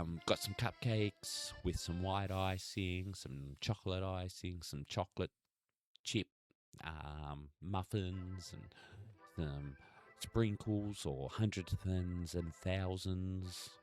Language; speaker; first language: English; native; English